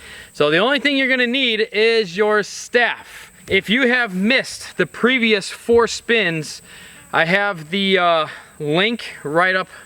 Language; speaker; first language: English; native; English